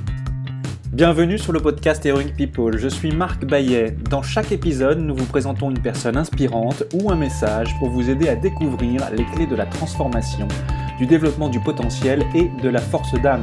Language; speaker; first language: French; native; French